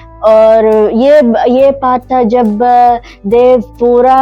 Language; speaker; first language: Hindi; early bilingual, heritage; English